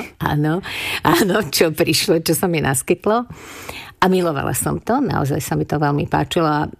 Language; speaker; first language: Slovak; non-native, local second language; Hungarian